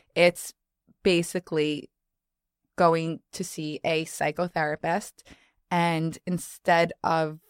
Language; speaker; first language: English; native; English